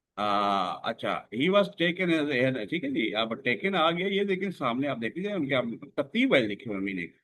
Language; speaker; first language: Urdu; non-native, local second language; Saraiki